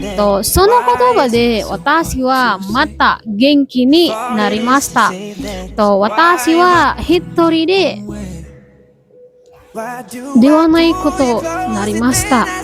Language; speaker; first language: Japanese; non-native, learner; Indonesian